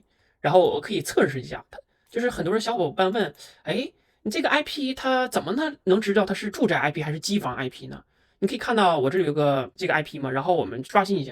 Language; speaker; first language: Chinese; native; Chinese